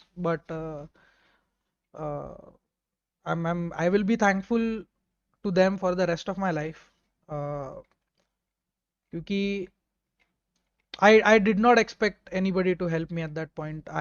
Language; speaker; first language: English; non-native, local second language; Hindi